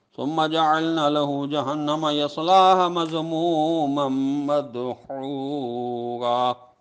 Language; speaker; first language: Arabic; non-native, fluent; Urdu